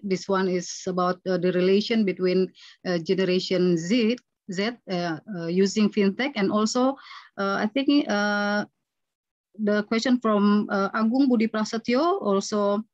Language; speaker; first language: English; non-native, fluent; Indonesian